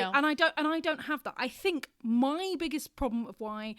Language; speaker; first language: English; native; English